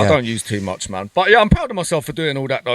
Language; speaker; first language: English; native; English